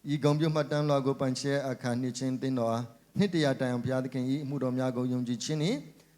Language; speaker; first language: Burmese; non-native, local second language; S'gaw Karen